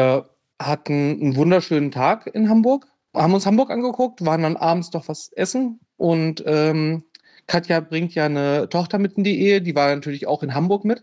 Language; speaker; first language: German; native; German